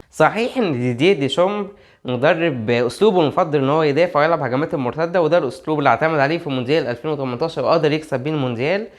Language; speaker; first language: Arabic; native; Arabic